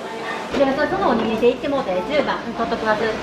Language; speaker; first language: Japanese; native; Japanese